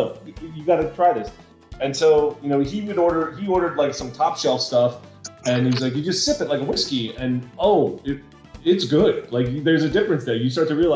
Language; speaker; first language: English; native; English